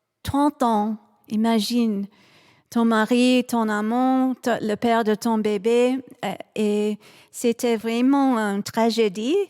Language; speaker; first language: French; non-native, fluent; English